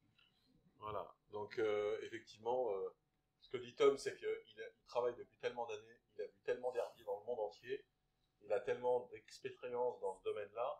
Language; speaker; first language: French; native; French